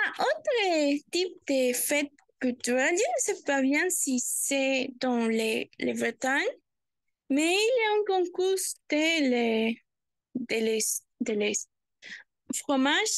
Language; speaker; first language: French; non-native, learner; Spanish